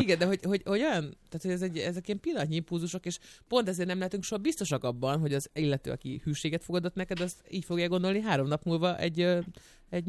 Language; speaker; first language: Hungarian; native; Hungarian